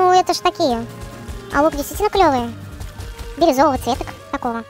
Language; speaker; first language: Russian; native; Russian